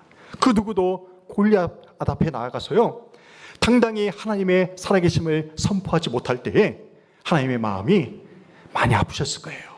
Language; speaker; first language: Korean; native; Korean